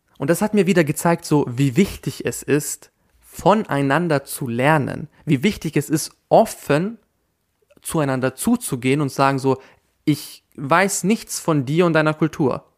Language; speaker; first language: German; early bilingual, other home language; Albanian